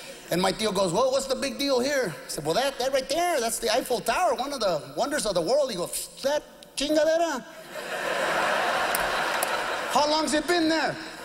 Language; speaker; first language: English; early bilingual, other home language; Spanish